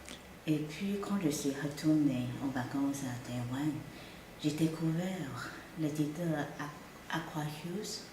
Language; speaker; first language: French; non-native, fluent; Chinese